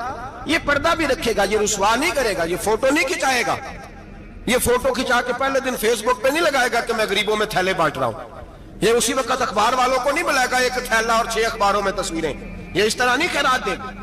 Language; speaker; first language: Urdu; non-native, local second language; Punjabi